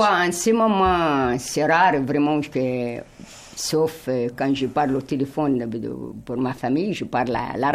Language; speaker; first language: French; non-native, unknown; Arabic